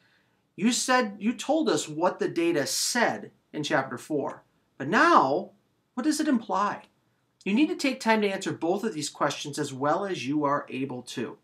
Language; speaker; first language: English; native; English